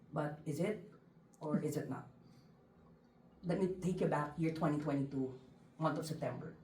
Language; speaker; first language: English; non-native, local second language; Filipino